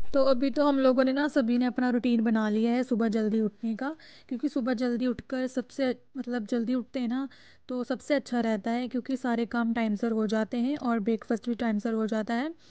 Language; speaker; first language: Hindi; non-native, local second language; Punjabi